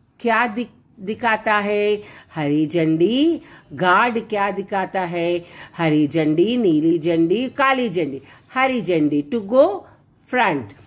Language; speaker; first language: Hindi; non-native, local second language; Telugu